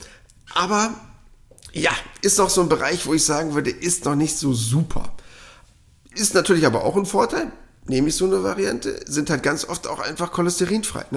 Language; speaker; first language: German; native; German